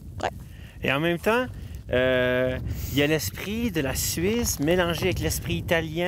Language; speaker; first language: French; native; French